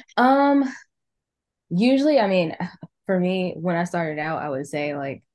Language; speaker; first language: English; native; English